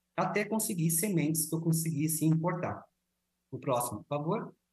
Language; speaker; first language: Portuguese; native; Portuguese